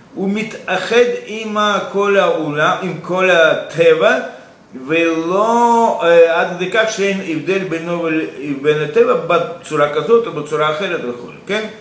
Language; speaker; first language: Hebrew; non-native, fluent; Russian